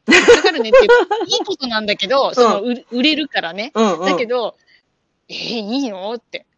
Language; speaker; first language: Japanese; native; Japanese